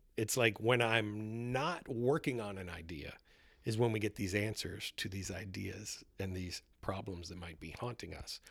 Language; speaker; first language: English; native; English